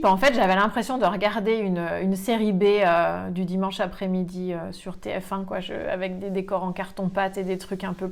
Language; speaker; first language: French; native; French